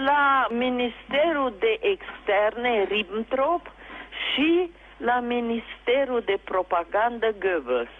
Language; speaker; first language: Romanian; non-native, local second language; German